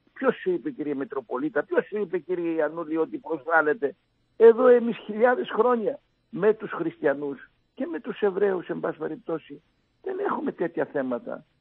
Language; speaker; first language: Greek; non-native, fluent; Arabic